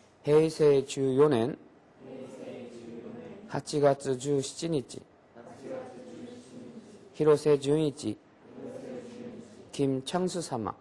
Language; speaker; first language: Japanese; non-native, local second language; Korean